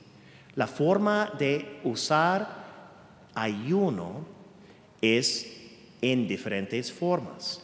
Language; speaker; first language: Spanish; non-native, fluent; English